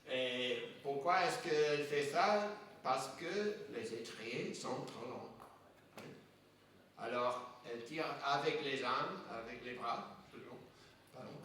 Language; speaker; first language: French; non-native, fluent; English